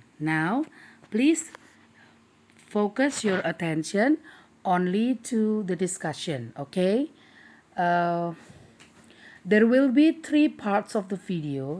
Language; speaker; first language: English; non-native, fluent; Indonesian